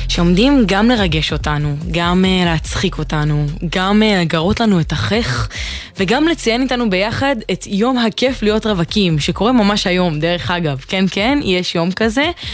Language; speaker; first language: Hebrew; native; Hebrew